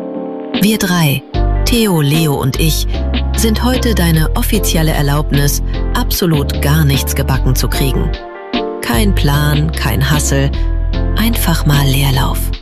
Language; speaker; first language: German; native; German